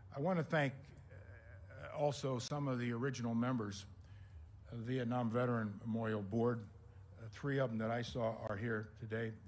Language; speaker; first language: English; native; English